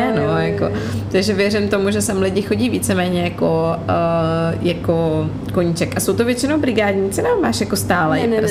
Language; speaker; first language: Czech; native; Czech